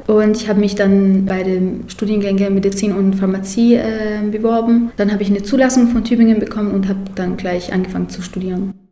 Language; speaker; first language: German; non-native, fluent; Arabic